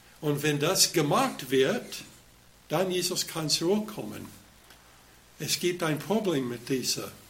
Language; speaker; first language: German; non-native, fluent; English